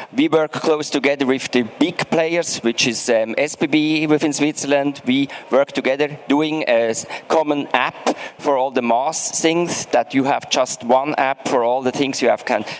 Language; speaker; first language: English; non-native, fluent; German